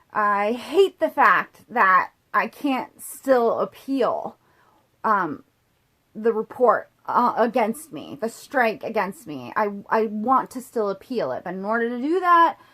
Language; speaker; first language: English; native; English